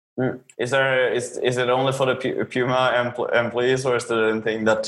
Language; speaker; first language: English; non-native, fluent; Swedish